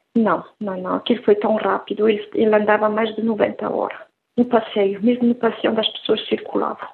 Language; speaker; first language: Portuguese; early bilingual, heritage; Portuguese